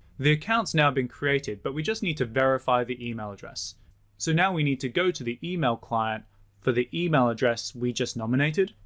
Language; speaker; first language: English; native; English